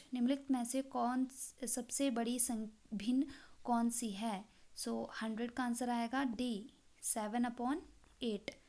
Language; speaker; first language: Hindi; native; Hindi